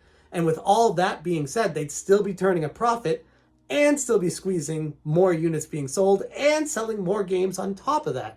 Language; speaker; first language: English; native; English